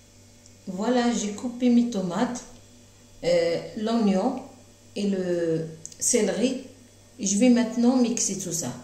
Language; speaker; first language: French; non-native, local second language; Arabic